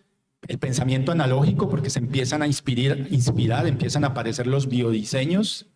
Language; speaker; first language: Spanish; native; Spanish